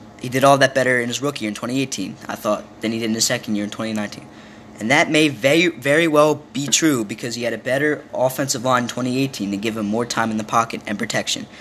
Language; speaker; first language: English; native; English